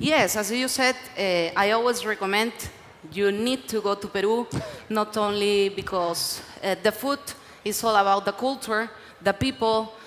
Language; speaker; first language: English; non-native, learner; Spanish